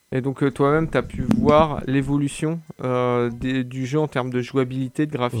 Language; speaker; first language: French; native; French